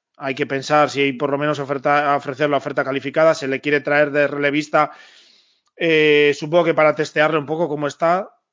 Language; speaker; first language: Spanish; native; Spanish